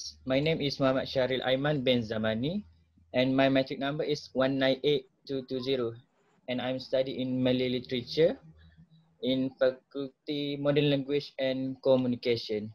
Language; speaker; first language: English; non-native, local second language; Malay